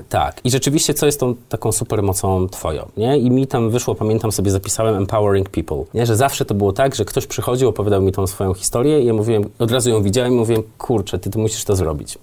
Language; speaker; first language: Polish; native; Polish